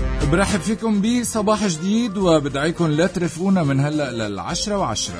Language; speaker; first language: Arabic; native; Arabic